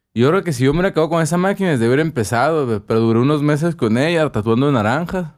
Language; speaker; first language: Spanish; native; Spanish